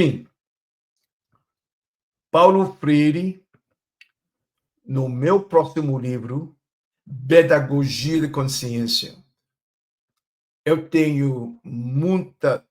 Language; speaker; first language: Portuguese; non-native, fluent; Chinese